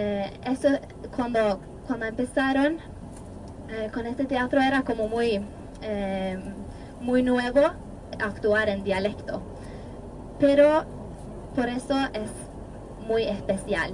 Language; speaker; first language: Spanish; non-native, fluent; Norwegian